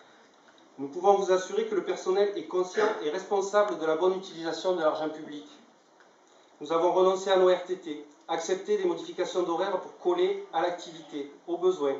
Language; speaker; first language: French; native; French